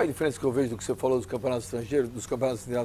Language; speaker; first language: Portuguese; native; Portuguese